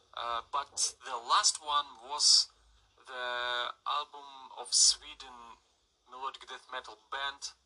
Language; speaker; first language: English; non-native, learner; Russian